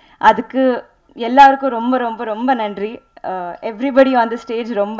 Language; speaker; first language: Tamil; non-native, learner; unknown